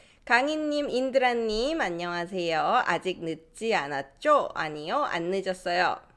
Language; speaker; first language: Korean; non-native, fluent; English